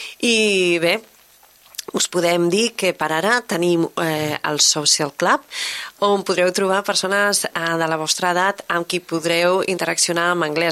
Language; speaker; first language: Catalan; native; Catalan